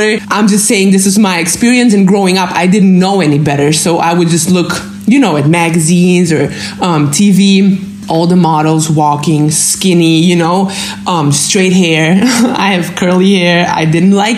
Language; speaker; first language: English; non-native, fluent; German